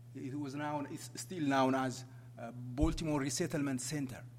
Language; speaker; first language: English; non-native, fluent; Amharic